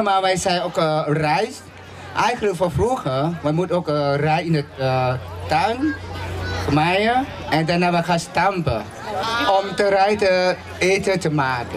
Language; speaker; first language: Dutch; non-native, learner; Akha